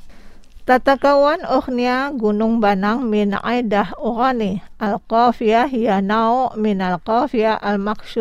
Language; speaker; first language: Arabic; non-native, fluent; Indonesian